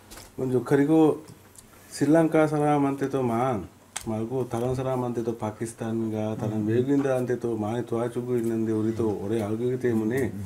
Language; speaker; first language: Korean; non-native, fluent; Sinhala